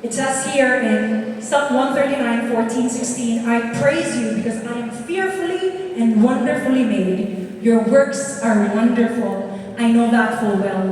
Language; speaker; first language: English; non-native, local second language; Filipino